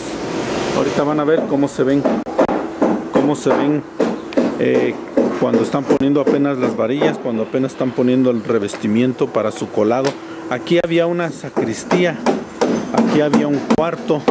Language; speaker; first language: Spanish; native; Spanish